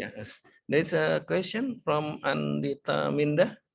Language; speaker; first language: English; non-native, fluent; Indonesian